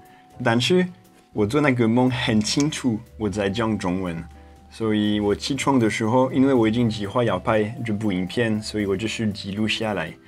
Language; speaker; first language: Chinese; non-native, fluent; French